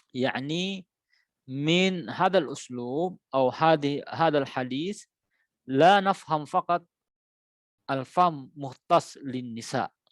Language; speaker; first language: Arabic; non-native, fluent; Indonesian